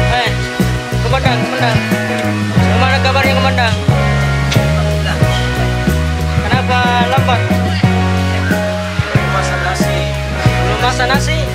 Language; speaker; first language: Indonesian; non-native, local second language; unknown